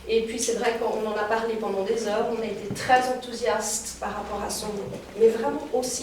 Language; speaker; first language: French; native; French